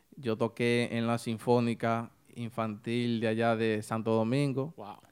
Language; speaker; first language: Spanish; native; Spanish